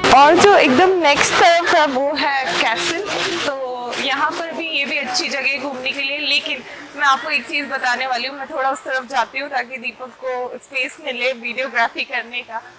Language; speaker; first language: Hindi; native; Hindi